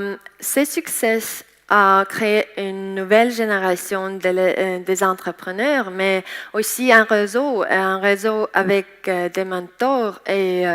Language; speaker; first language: French; non-native, learner; Estonian